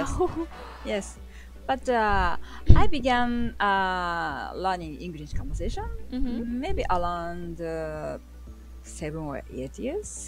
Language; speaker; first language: English; non-native, learner; Japanese